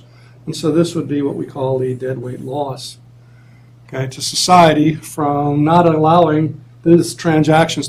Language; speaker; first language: English; native; English